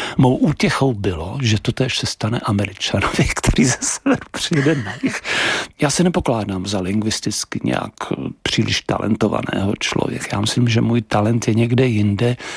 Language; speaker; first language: Czech; native; Czech